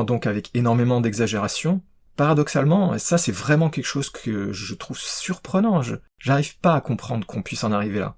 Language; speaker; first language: French; native; French